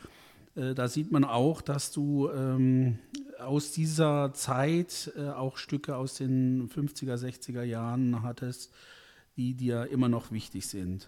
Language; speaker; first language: German; native; German